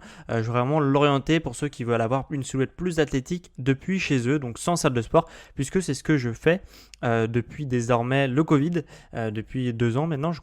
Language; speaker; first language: French; native; French